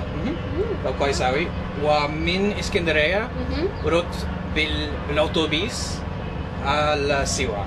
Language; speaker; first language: Arabic; non-native, learner; English